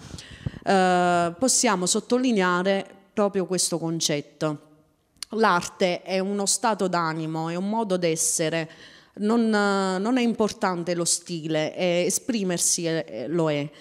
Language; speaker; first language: Italian; native; Italian